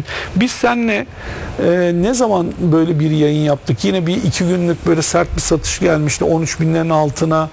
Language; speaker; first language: Turkish; native; Turkish